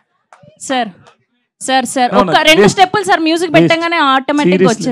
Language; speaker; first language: Telugu; native; Telugu